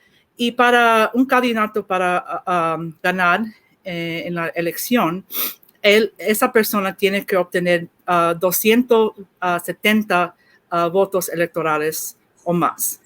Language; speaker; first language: Spanish; early bilingual, heritage; Spanish